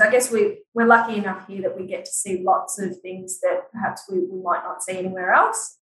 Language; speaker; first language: English; native; English